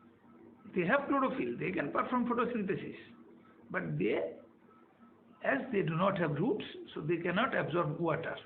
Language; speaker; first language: English; non-native, local second language; Bangla